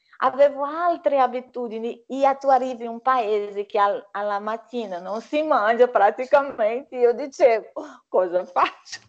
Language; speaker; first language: Italian; non-native, fluent; Portuguese